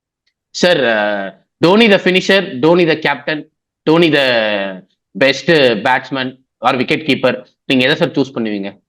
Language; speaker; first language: Tamil; native; Tamil